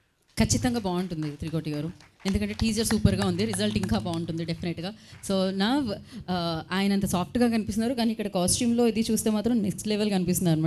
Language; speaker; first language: Telugu; native; Telugu